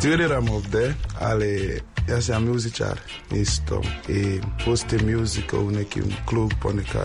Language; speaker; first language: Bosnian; non-native, learner; English